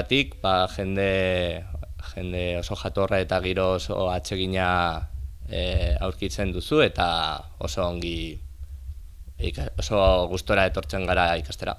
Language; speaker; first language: Basque; non-native, local second language; Spanish